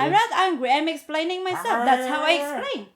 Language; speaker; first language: English; non-native, fluent; Filipino